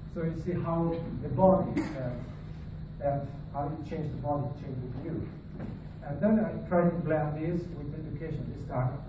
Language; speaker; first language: English; non-native, learner; Italian